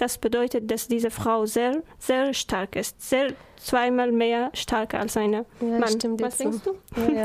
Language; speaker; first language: German; non-native, learner; Persian